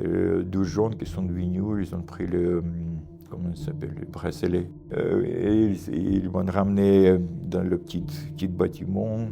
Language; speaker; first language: French; non-native, learner; Ukrainian